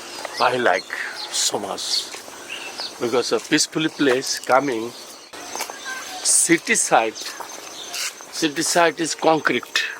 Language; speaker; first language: English; non-native, learner; Bangla